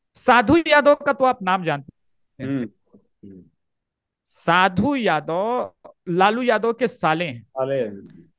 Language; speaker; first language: Hindi; native; Hindi